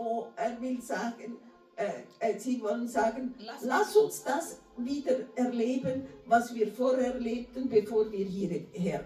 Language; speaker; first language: German; non-native, fluent; Portuguese